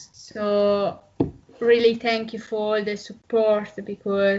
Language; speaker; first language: English; non-native, learner; Italian